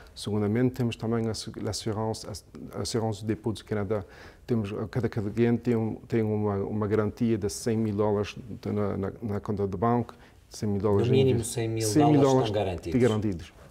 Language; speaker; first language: Portuguese; early bilingual, heritage; English